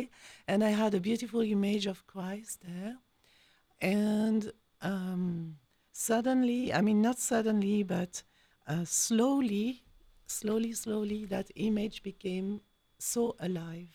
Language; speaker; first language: English; non-native, fluent; French